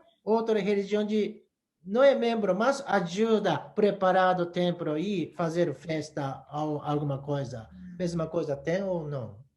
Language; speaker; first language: Portuguese; non-native, learner; Japanese